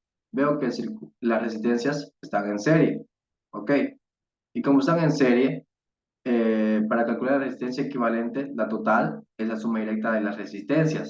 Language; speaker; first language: Spanish; native; Spanish